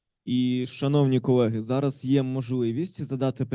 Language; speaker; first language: Ukrainian; native; Ukrainian